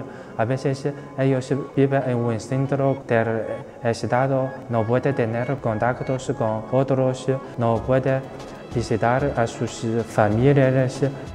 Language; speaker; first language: Spanish; non-native, local second language; Chinese